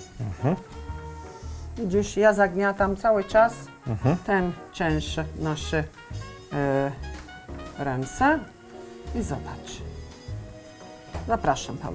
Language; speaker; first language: Polish; non-native, learner; Italian